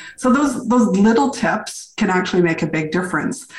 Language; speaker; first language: English; native; English